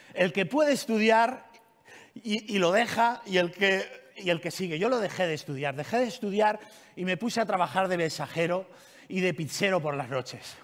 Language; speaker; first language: Spanish; non-native, local second language; Catalan